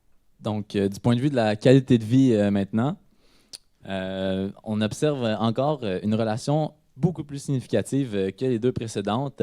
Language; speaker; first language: French; native; French